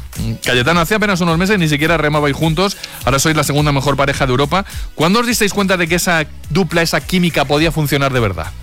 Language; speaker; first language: Spanish; native; Spanish